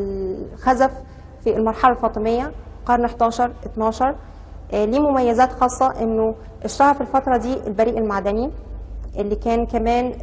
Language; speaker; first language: Arabic; native; Arabic